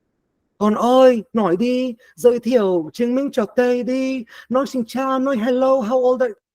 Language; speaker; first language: Vietnamese; non-native, fluent; Spanish